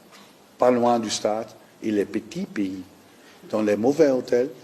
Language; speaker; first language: French; non-native, fluent; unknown